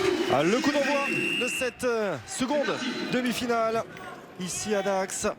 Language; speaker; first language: French; native; French